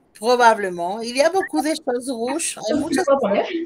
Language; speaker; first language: Spanish; native; Spanish